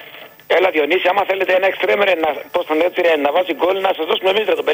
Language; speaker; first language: Greek; native; Greek